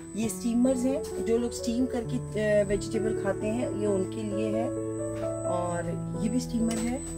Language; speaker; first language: Urdu; native; Urdu